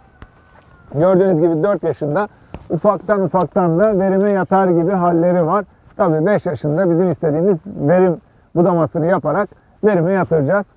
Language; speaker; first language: Turkish; native; Turkish